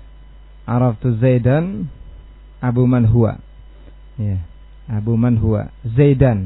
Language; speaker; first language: Arabic; non-native, fluent; Indonesian